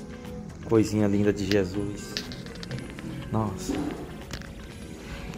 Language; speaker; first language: Portuguese; native; Portuguese